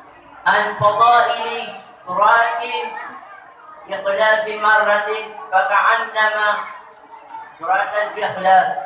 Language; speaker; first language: Arabic; non-native, learner; Achinese